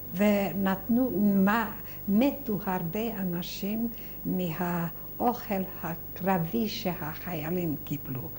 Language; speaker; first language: Hebrew; non-native, fluent; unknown